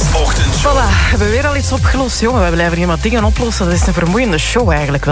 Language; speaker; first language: Dutch; native; Dutch